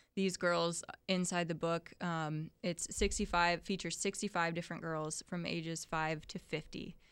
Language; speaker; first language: English; native; English